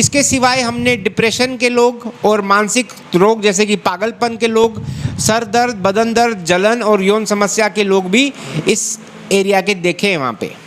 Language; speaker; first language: Hindi; native; Hindi